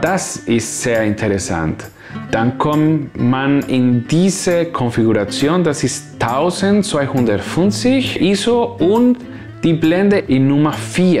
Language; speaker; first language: German; non-native, fluent; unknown